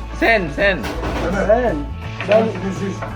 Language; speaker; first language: Turkish; non-native, learner; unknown